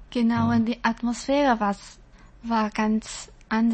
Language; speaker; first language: German; non-native, learner; Chinese